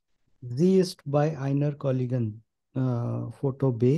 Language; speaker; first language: German; non-native, learner; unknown